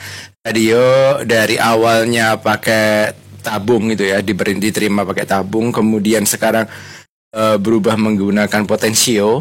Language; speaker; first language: Indonesian; native; Indonesian